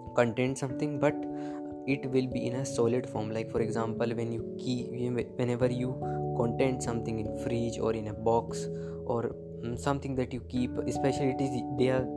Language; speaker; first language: English; non-native, local second language; Hindi